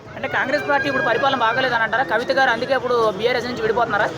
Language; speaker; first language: Telugu; native; Telugu